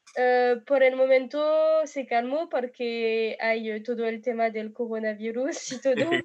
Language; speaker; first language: Spanish; non-native, fluent; French